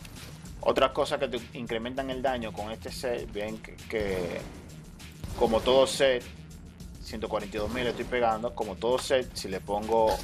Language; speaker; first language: Spanish; native; Spanish